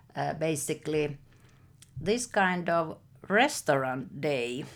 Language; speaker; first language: English; non-native, fluent; Finnish